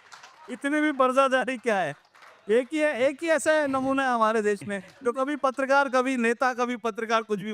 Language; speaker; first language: Hindi; native; Hindi